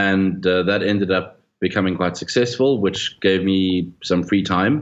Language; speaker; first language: English; native; English